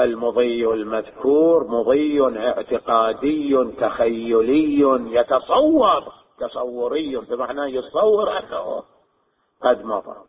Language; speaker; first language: Arabic; native; Arabic